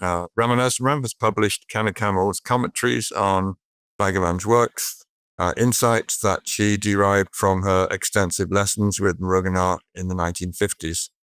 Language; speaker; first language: English; native; English